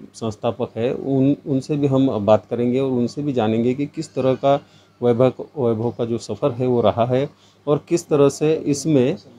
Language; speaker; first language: Hindi; non-native, local second language; Marathi